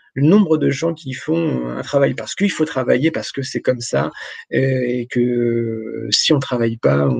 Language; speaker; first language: French; native; French